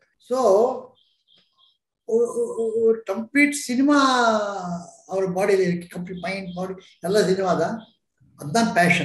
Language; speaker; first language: Tamil; non-native, local second language; Telugu